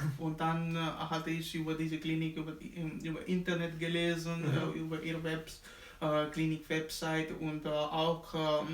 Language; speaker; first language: German; non-native, learner; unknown